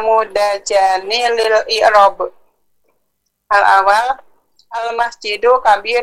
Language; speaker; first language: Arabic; non-native, fluent; Indonesian